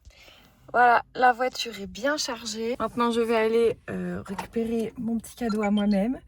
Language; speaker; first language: French; native; French